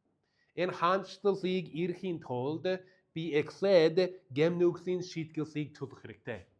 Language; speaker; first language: Mongolian; non-native, fluent; English